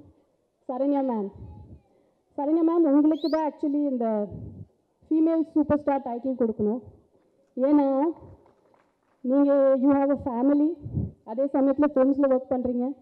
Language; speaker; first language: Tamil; non-native, fluent; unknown